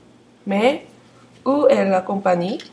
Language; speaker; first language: French; non-native, learner; Korean